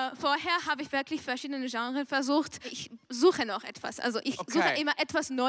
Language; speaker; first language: German; non-native, fluent; Georgian